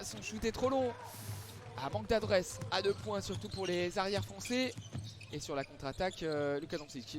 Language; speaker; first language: French; native; French